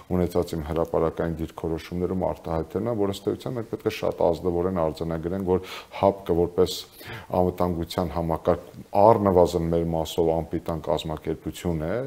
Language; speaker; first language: Armenian; native; Armenian